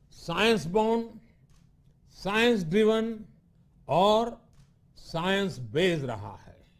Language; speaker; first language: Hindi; non-native, local second language; Gujarati